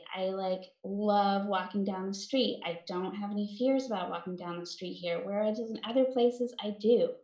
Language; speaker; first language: English; native; English